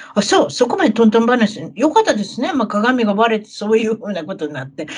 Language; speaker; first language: Japanese; native; Japanese